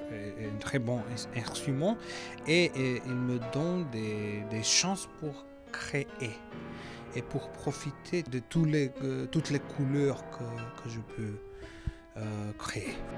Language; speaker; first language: French; non-native, learner; Macedonian